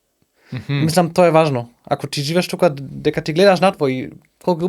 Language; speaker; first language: Macedonian; non-native, learner; German